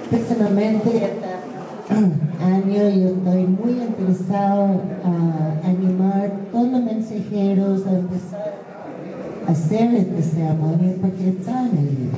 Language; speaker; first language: Spanish; non-native, fluent; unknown